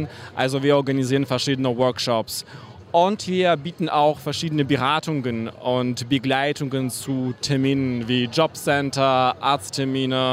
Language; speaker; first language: German; non-native, fluent; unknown